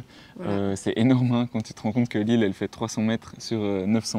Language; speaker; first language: French; native; French